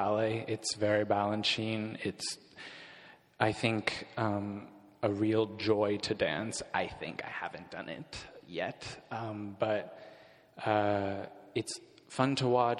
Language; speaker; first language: English; native; English